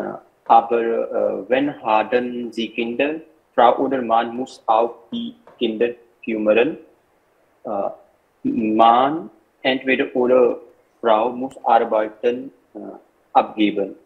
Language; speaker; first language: German; non-native, learner; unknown